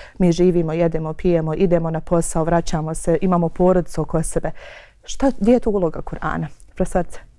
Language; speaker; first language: Bosnian; native; Bosnian